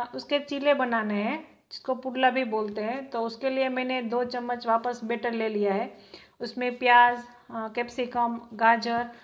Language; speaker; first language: Hindi; non-native, local second language; Gujarati